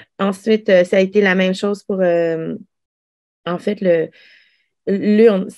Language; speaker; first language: French; early bilingual, other home language; Lao